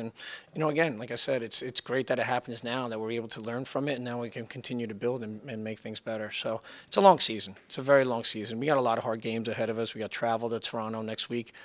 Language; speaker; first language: English; native; English